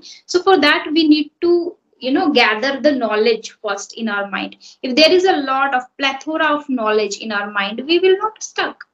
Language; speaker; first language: English; non-native, fluent; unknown